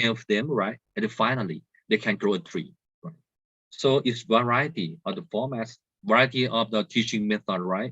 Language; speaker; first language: English; non-native, learner; Thai